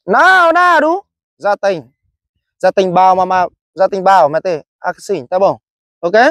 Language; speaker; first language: Portuguese; non-native, learner; Vietnamese